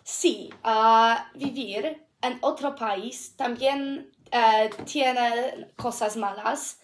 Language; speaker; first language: Spanish; non-native, learner; English